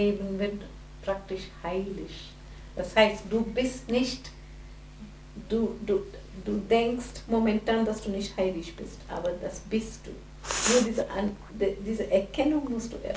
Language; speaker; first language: German; non-native, fluent; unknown